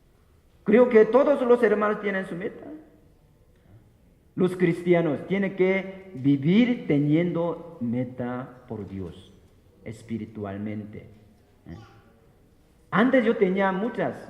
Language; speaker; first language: Spanish; non-native, fluent; Korean